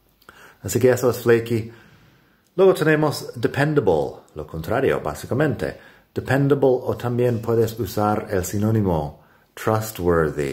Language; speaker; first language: Spanish; non-native, fluent; English